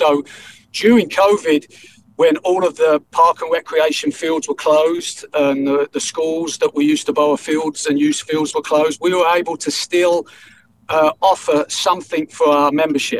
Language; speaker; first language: English; native; English